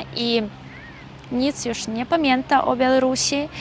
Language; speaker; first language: Polish; non-native, fluent; Russian